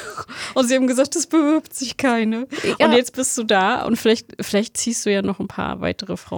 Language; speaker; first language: German; native; German